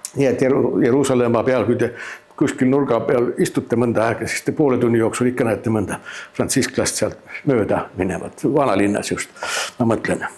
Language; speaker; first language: Estonian; native; Estonian